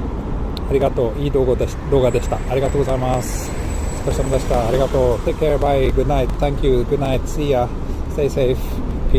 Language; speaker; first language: Japanese; non-native, learner; Swedish